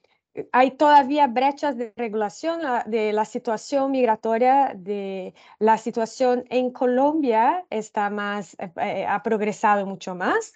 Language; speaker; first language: Spanish; non-native, fluent; Portuguese